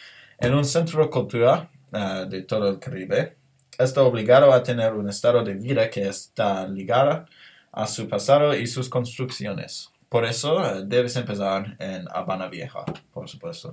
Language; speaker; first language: Spanish; non-native, learner; English